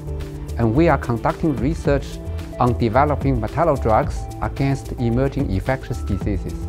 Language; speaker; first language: English; non-native, fluent; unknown